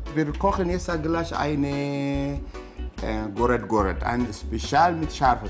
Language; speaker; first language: German; non-native, learner; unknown